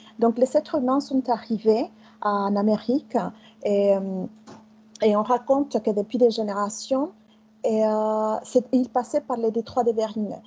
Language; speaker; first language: French; non-native, fluent; Spanish